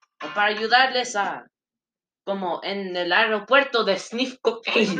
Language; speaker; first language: Spanish; non-native, learner; English